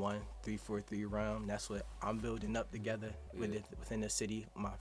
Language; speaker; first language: English; native; English